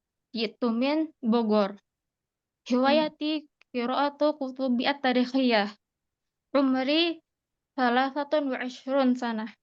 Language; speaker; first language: Arabic; non-native, learner; Indonesian